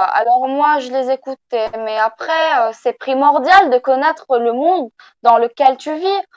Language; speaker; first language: French; non-native, local second language; Arabic